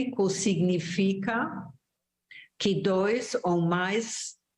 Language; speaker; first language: Portuguese; non-native, fluent; German